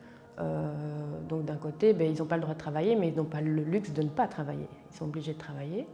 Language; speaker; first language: French; native; French